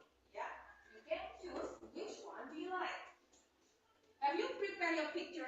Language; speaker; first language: English; non-native, learner; Indonesian